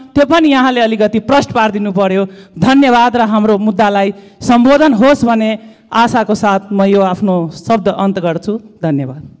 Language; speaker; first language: Nepali; non-native, local second language; Dangaura Tharu